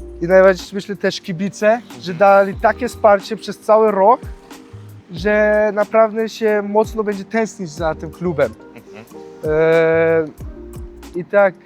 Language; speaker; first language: Polish; early bilingual, heritage; Polish